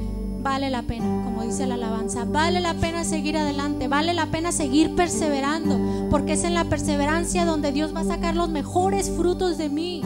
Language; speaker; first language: Spanish; native; Spanish